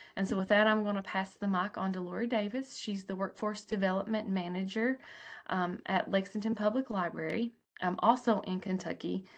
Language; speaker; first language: English; native; English